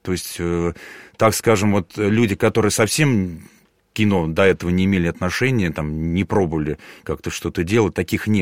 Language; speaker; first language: Russian; native; Russian